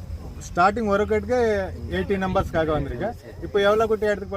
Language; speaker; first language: Tamil; non-native, learner; Telugu